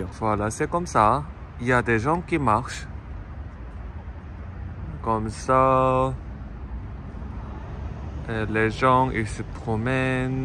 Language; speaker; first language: French; non-native, fluent; Korean